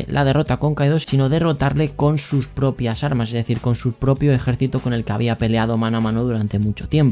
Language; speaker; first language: Spanish; native; Spanish